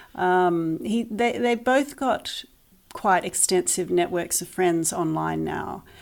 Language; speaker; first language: English; native; English